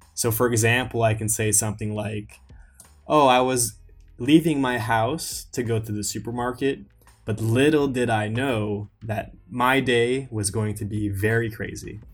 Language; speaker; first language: English; native; English